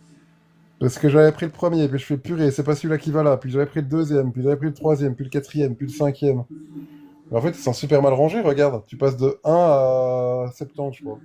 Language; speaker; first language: French; native; French